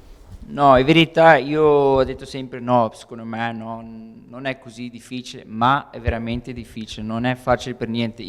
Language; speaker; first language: Italian; non-native, learner; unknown